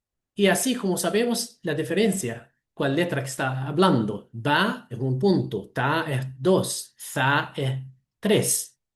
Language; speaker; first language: Spanish; non-native, fluent; Arabic